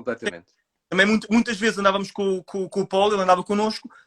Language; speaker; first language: Portuguese; native; Portuguese